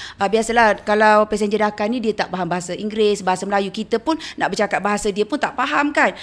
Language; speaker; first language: Malay; native; Malay